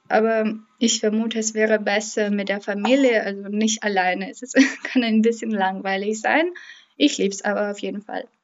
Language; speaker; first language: German; non-native, fluent; Russian